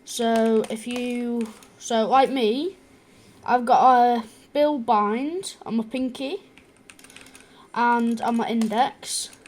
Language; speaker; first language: English; native; English